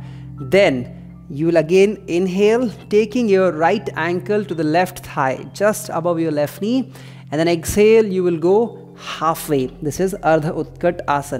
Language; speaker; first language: English; non-native, local second language; Hindi